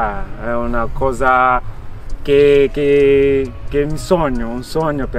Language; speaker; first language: Italian; non-native, learner; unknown